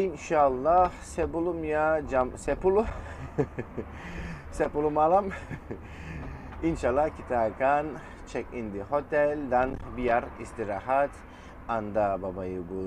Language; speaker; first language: Indonesian; non-native, fluent; Turkish